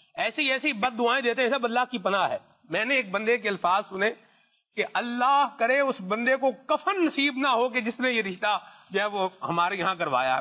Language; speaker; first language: Urdu; native; Urdu